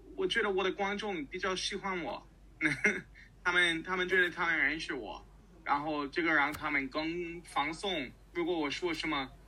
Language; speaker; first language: Chinese; non-native, fluent; English